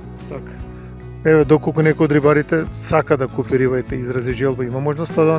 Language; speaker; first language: Macedonian; native; Macedonian